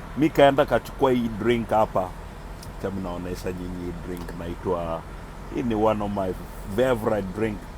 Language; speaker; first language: Swahili; non-native, local second language; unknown